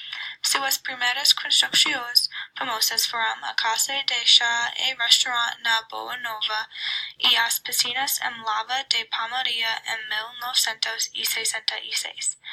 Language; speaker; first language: Portuguese; non-native, learner; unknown